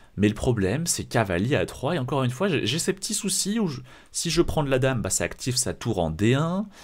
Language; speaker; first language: French; native; French